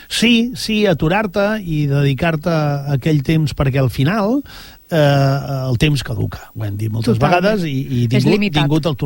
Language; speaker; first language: Catalan; native; Catalan